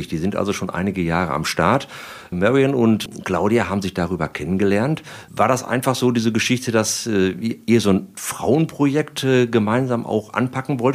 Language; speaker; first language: German; native; German